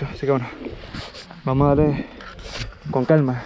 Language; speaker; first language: Spanish; native; Spanish